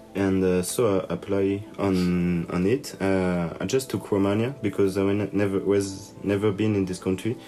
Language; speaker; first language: English; non-native, learner; French